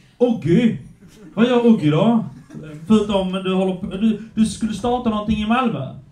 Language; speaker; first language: Swedish; early bilingual, other home language; Polish